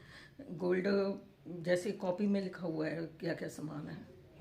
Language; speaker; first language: Hindi; native; Hindi